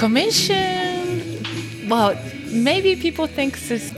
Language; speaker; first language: English; non-native, fluent; Japanese